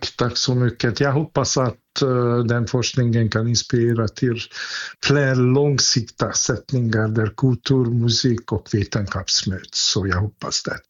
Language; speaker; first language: Swedish; non-native, fluent; Hungarian